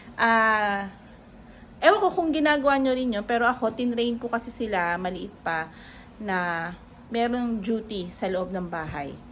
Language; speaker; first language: Filipino; native; Filipino